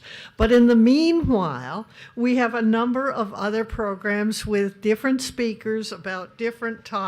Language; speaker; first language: English; native; English